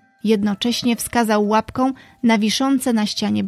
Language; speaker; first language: Polish; native; Polish